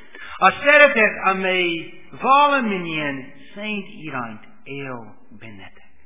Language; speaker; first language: Hungarian; non-native, fluent; English